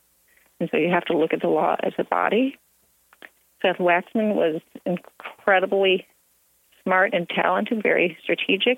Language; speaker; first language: English; native; English